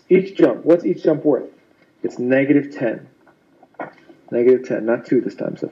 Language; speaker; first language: English; native; English